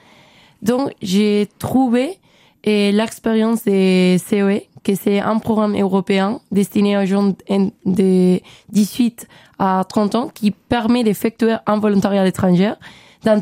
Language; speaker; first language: French; non-native, learner; Spanish